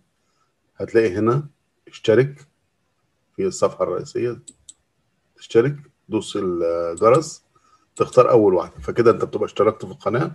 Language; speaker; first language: Arabic; native; Arabic